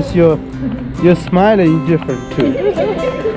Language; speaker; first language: English; non-native, learner; Vietnamese